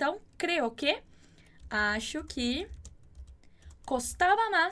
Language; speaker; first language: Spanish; non-native, fluent; Portuguese